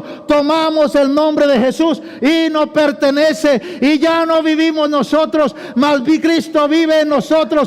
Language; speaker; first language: Spanish; native; Spanish